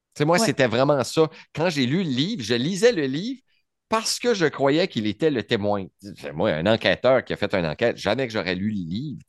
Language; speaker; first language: French; native; French